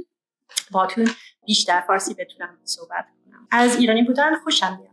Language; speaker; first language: Persian; early bilingual, heritage; English